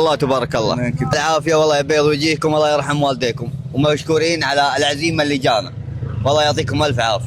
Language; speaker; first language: Arabic; native; Arabic